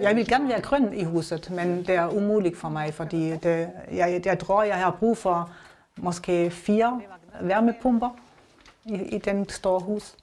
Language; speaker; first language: Danish; non-native, learner; German